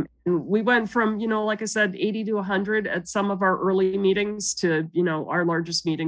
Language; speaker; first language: English; native; English